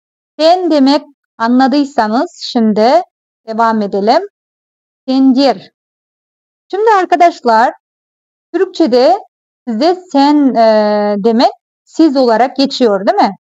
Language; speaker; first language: Turkish; non-native, fluent; Kazakh